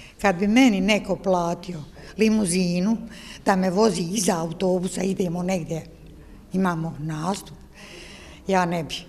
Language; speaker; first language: Croatian; native; Croatian